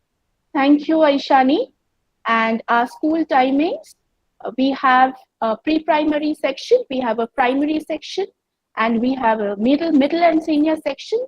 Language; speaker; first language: English; non-native, local second language; Bangla